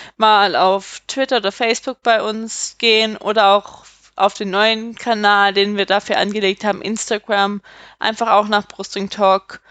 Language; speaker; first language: German; native; German